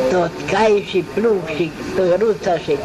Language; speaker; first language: Romanian; non-native, local second language; German